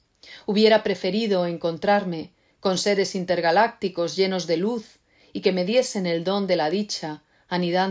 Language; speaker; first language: Spanish; native; Spanish